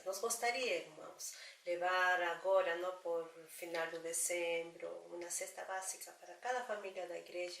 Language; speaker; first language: Portuguese; non-native, learner; Spanish